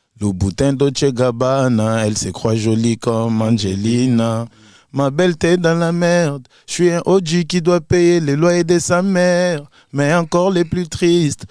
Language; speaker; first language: French; non-native, local second language; Lingala